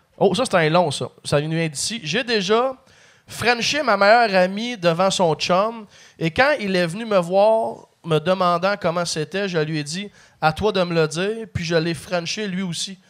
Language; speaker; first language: French; native; French